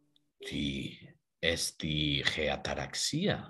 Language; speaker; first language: Greek; non-native, learner; German